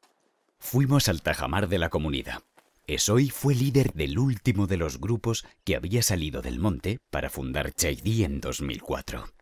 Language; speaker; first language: Spanish; native; Spanish